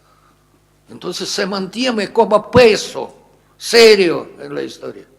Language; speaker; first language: Spanish; non-native, fluent; Russian